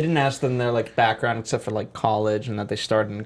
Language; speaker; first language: English; native; English